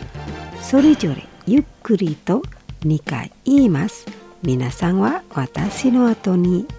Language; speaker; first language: Japanese; non-native, fluent; Indonesian